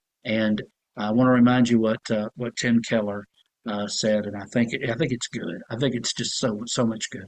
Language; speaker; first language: English; native; English